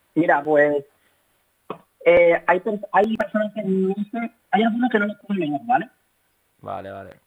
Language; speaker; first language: Spanish; native; Spanish